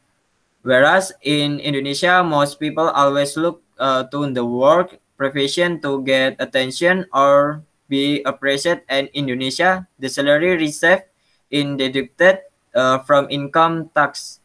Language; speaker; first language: English; non-native, learner; Indonesian